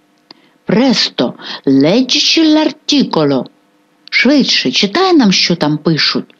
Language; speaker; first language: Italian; non-native, fluent; Ukrainian